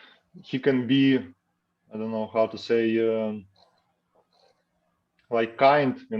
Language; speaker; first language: English; non-native, learner; Russian